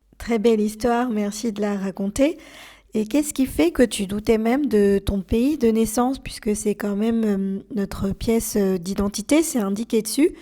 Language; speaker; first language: French; native; French